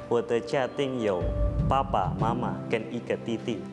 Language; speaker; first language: Chinese; non-native, fluent; Indonesian